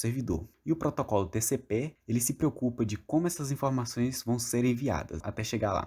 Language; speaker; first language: Portuguese; native; Portuguese